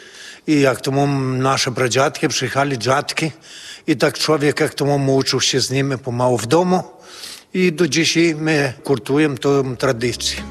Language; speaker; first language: Polish; early bilingual, heritage; Portuguese